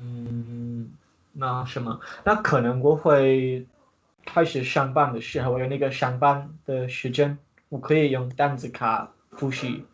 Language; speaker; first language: Chinese; non-native, learner; English